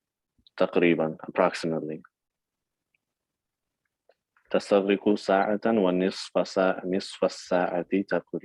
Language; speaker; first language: Arabic; non-native, fluent; English